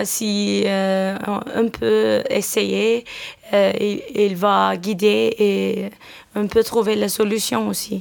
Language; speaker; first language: French; non-native, learner; Amharic